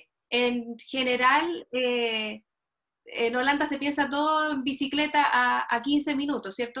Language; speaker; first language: Spanish; native; Spanish